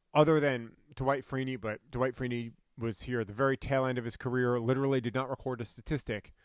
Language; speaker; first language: English; native; English